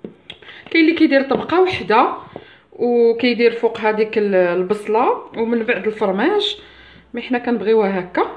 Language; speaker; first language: Arabic; native; Arabic